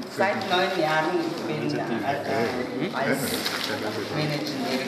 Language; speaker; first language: German; non-native, learner; Mongolian